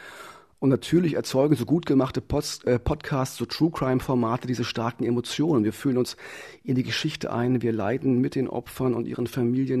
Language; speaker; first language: German; native; German